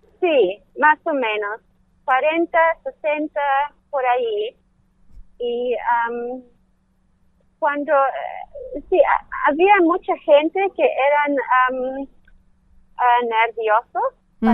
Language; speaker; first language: Spanish; non-native, learner; English